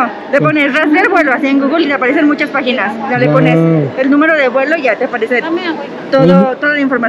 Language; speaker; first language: Spanish; native; Spanish